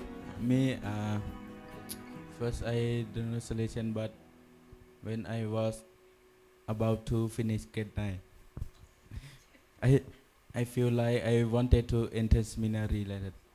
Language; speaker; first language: English; non-native, learner; Thai